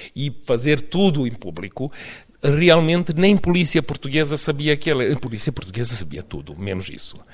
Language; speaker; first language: Portuguese; non-native, fluent; Serbian